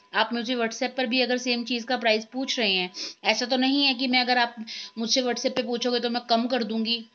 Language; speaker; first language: Hindi; native; Hindi